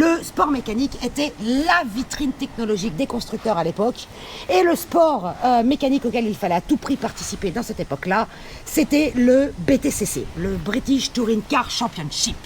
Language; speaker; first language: French; native; French